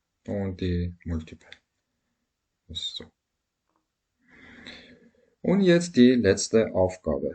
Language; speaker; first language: German; non-native, learner; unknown